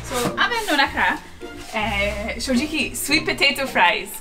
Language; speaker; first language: Japanese; non-native, learner; English